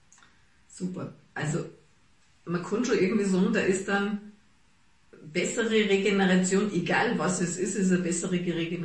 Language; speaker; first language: German; native; German